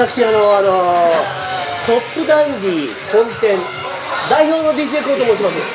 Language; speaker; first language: Japanese; native; Japanese